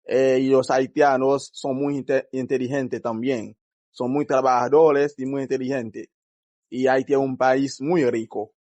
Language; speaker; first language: Spanish; non-native, fluent; Haitian Creole